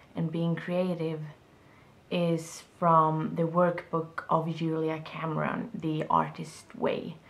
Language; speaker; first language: English; non-native, fluent; Swedish